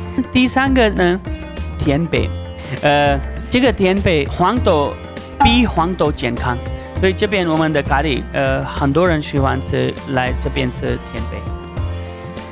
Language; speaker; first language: Chinese; non-native, learner; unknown